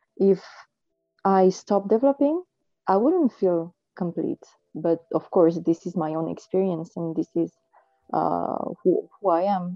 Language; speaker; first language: English; non-native, fluent; French